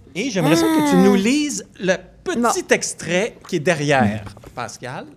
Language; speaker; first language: French; native; French